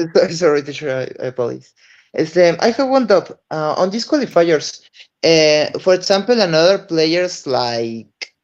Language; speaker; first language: English; non-native, learner; Spanish